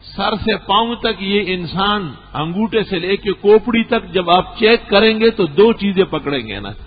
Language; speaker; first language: Urdu; non-native, local second language; Pashto